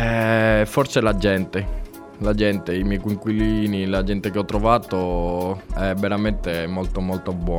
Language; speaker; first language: Italian; non-native, learner; Spanish